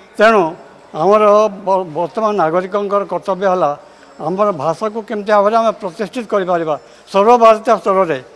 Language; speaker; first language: Odia; non-native, local second language; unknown